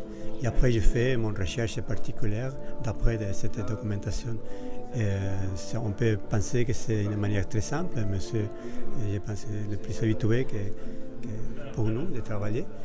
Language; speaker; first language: French; non-native, fluent; Spanish